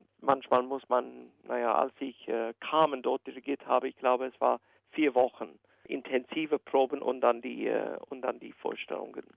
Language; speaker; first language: German; non-native, fluent; English